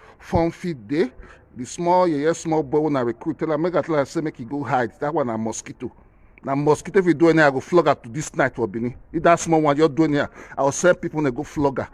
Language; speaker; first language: Nigerian Pidgin; non-native, local second language; Esan